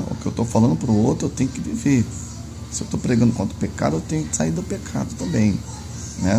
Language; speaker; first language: Portuguese; native; Portuguese